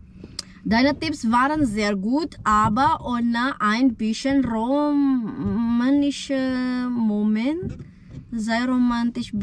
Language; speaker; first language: German; non-native, learner; Indonesian